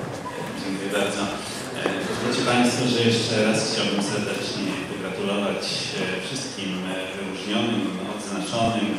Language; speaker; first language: Polish; native; Polish